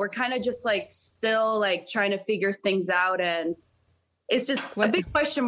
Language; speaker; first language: English; early bilingual, other home language; Italian